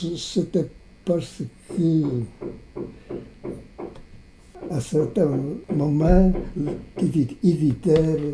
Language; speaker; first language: French; non-native, fluent; Portuguese